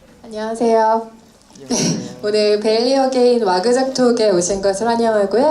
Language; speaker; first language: Korean; native; Korean